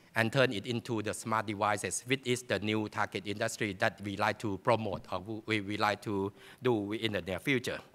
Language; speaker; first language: English; non-native, fluent; Thai